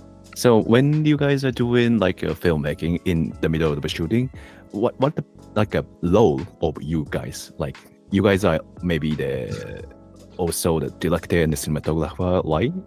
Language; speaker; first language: English; non-native, learner; Japanese